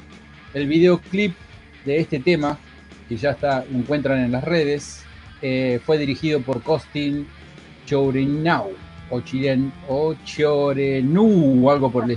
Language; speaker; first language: Spanish; native; Spanish